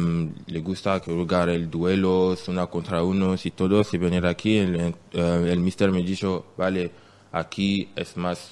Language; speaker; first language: Spanish; non-native, learner; French